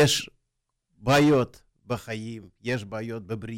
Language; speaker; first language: Hebrew; non-native, fluent; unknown